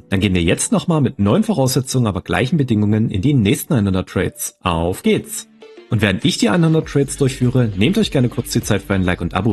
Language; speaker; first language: German; native; German